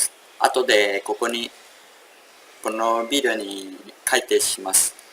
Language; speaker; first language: Japanese; non-native, learner; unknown